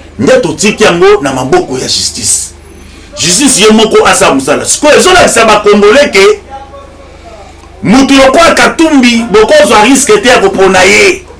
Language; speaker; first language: Lingala; non-native, local second language; Luba-Lulua